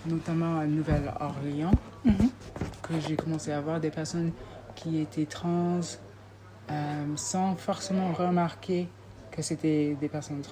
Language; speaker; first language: French; non-native, fluent; English